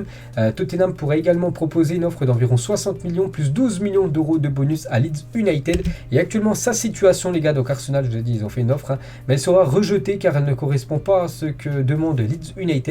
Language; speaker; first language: French; native; French